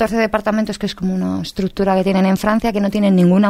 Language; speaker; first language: French; non-native, learner; Spanish